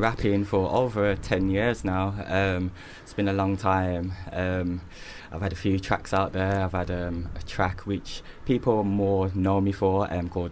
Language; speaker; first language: English; native; English